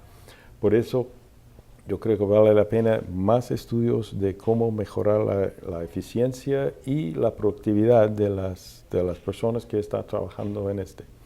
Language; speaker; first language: Spanish; non-native, fluent; English